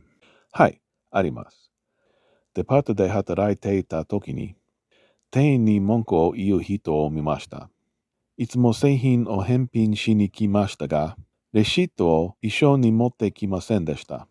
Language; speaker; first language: Japanese; non-native, learner; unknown